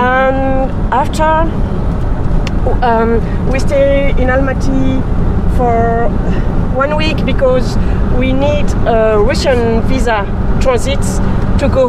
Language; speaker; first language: English; non-native, learner; French